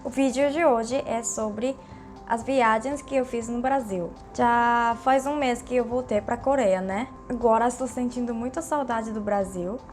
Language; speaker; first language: Portuguese; non-native, fluent; Korean